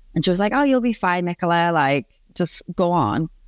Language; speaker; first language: English; native; English